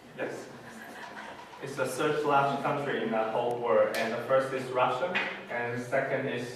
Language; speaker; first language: English; non-native, fluent; Kazakh